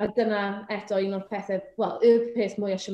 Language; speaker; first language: Welsh; native; Welsh